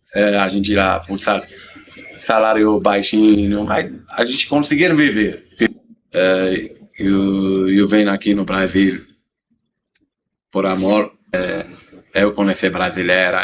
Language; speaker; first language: Portuguese; non-native, learner; Arabic